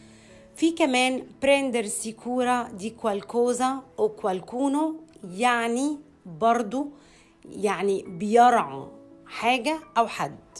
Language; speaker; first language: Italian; non-native, fluent; Arabic